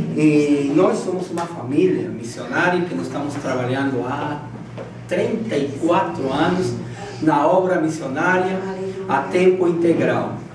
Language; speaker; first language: Portuguese; non-native, fluent; Spanish